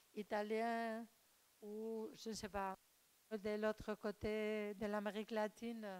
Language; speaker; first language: French; non-native, fluent; Spanish